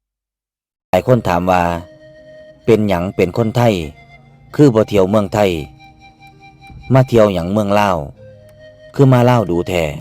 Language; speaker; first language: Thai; non-native, local second language; Lao